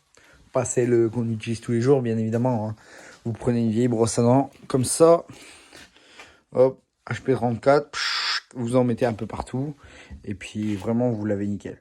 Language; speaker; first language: French; native; French